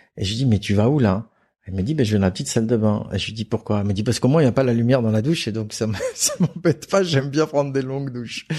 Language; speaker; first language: French; native; French